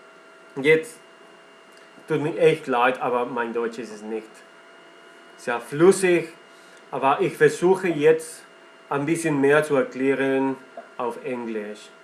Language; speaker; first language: German; non-native, learner; Spanish